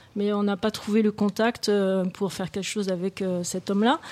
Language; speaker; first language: French; native; French